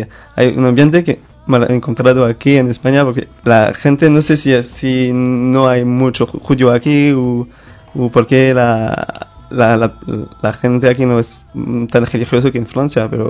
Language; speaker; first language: Spanish; non-native, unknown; French